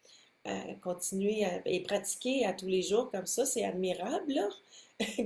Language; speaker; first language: French; native; French